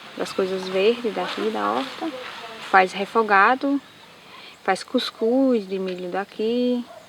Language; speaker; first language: Portuguese; native; Portuguese